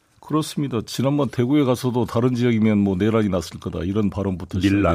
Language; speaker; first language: Korean; native; Korean